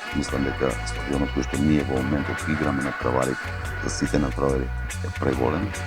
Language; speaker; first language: Macedonian; non-native, local second language; Albanian